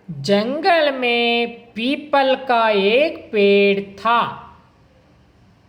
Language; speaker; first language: Hindi; non-native, local second language; Kannada